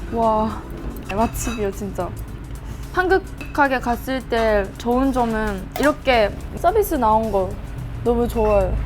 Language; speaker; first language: Korean; early bilingual, heritage; Japanese